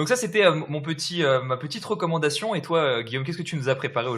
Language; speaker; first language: French; native; French